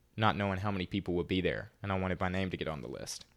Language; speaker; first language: English; native; English